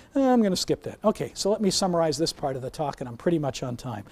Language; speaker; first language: English; native; English